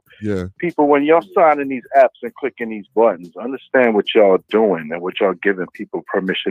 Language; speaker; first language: English; native; English